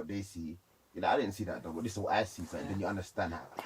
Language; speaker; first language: English; non-native, learner; French